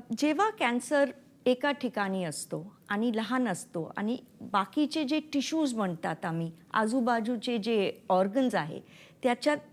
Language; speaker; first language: Marathi; non-native, local second language; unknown